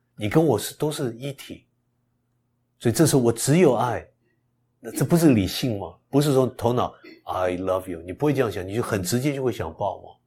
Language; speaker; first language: Chinese; early bilingual, heritage; Chinese